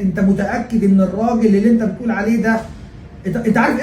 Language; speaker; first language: Arabic; native; Arabic